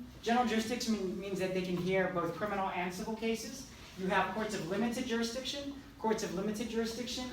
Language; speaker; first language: English; native; English